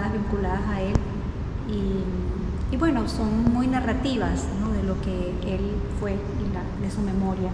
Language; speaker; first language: Spanish; native; Spanish